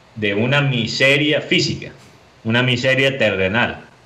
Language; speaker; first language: Spanish; early bilingual, heritage; Spanish